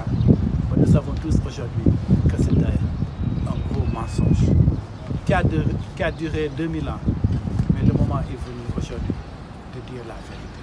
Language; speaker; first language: French; non-native, local second language; Wolof